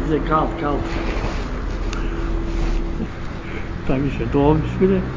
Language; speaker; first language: German; non-native, learner; Bulgarian